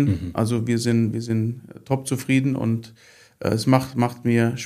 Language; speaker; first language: German; native; German